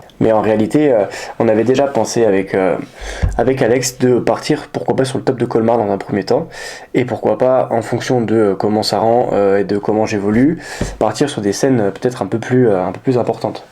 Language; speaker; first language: French; native; French